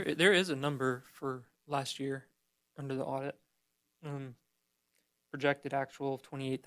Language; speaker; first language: English; native; English